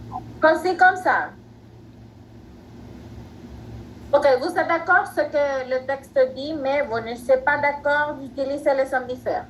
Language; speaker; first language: French; non-native, fluent; Spanish